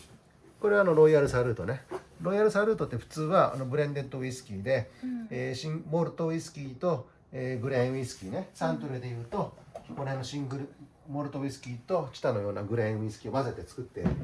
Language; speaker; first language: Japanese; native; Japanese